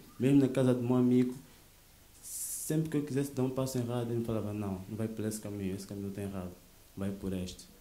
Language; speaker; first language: Portuguese; native; Portuguese